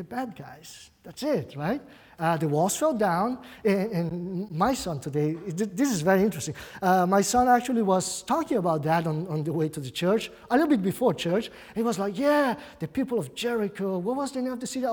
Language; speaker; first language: English; non-native, fluent; Portuguese